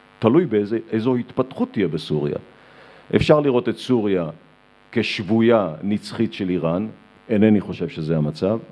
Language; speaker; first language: Hebrew; native; Hebrew